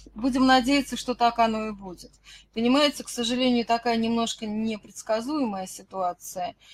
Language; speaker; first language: Russian; native; Russian